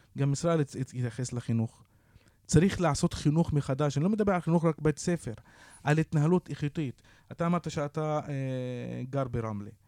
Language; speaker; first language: Hebrew; non-native, local second language; Arabic